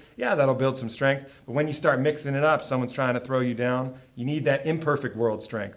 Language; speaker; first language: English; native; English